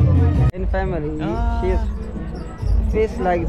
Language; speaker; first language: English; non-native, learner; Urdu